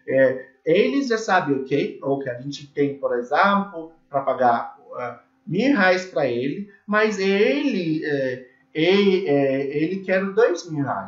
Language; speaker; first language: Portuguese; non-native, learner; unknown